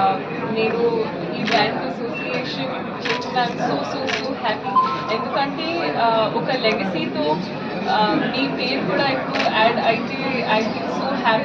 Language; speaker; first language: Telugu; non-native, learner; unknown